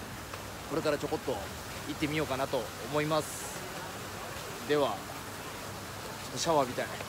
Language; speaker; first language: Japanese; native; Japanese